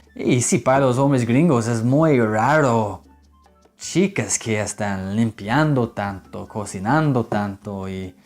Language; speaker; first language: Spanish; non-native, fluent; English